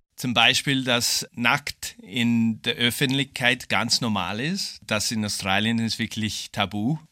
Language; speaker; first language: German; non-native, fluent; English